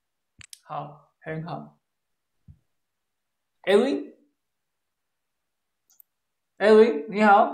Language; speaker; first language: Chinese; non-native, fluent; Spanish